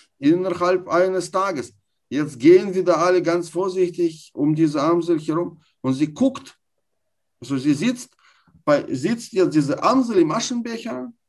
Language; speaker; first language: German; non-native, fluent; Russian